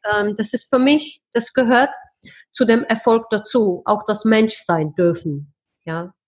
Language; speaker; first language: German; non-native, fluent; Czech